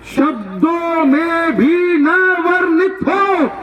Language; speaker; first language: Hindi; non-native, local second language; Marathi